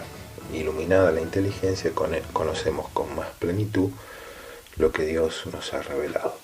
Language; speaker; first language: Spanish; native; Spanish